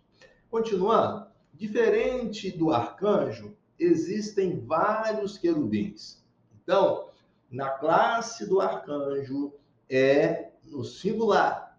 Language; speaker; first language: Portuguese; native; Portuguese